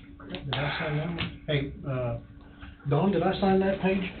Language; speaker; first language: English; native; English